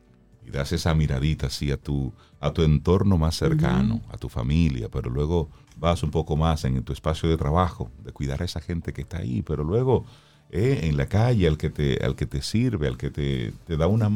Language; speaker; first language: Spanish; native; Spanish